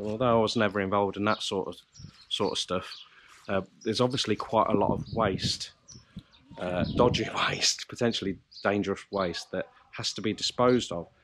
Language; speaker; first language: English; native; English